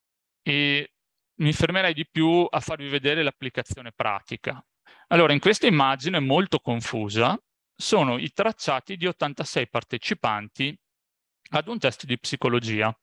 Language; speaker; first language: Italian; native; Italian